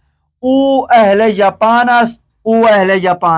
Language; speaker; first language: Persian; non-native, fluent; Urdu